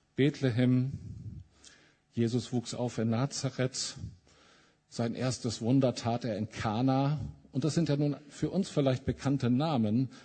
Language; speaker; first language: German; native; German